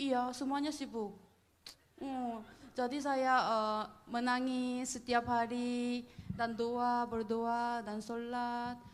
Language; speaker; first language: Indonesian; non-native, fluent; Korean